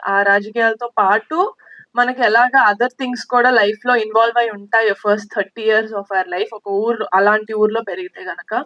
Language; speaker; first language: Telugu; native; Telugu